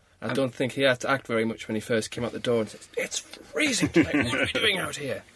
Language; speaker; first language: English; native; English